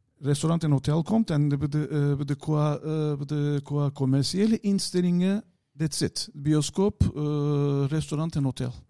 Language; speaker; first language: Dutch; non-native, fluent; Turkish